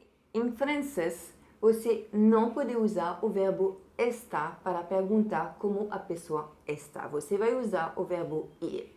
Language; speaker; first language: Portuguese; non-native, fluent; French